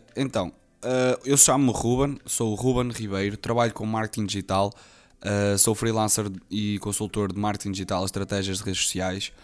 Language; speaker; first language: Portuguese; native; Portuguese